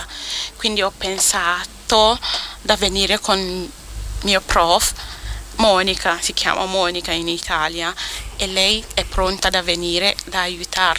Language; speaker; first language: Italian; non-native, fluent; Akan